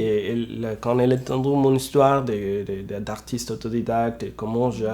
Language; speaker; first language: French; non-native, fluent; Spanish